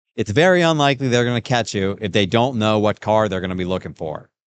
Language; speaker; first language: English; native; English